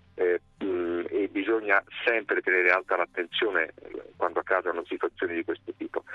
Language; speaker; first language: Italian; native; Italian